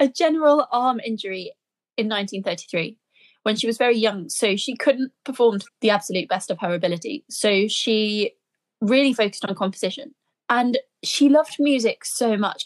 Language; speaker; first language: English; native; English